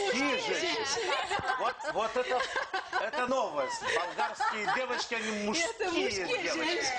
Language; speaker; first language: Russian; non-native, local second language; Romanian